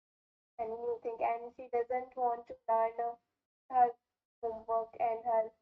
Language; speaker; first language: English; non-native, learner; Hindi